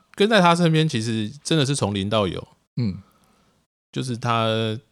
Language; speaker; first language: Chinese; native; Chinese